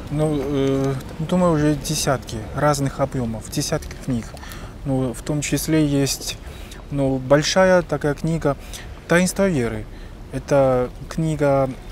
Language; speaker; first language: Russian; non-native, fluent; Chinese